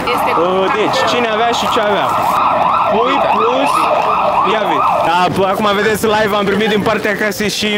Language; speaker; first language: Romanian; native; Romanian